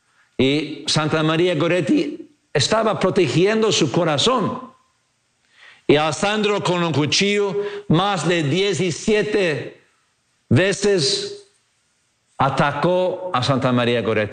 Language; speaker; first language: Spanish; non-native, fluent; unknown